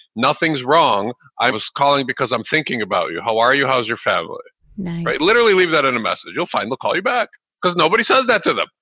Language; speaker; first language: English; early bilingual, other home language; Russian